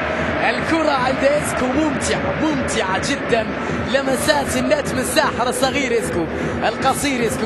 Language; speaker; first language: Arabic; native; Arabic